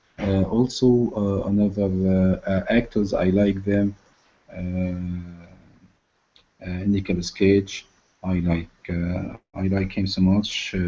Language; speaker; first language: English; non-native, learner; Arabic